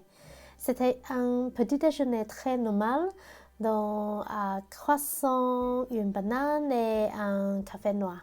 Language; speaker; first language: French; non-native, learner; Cantonese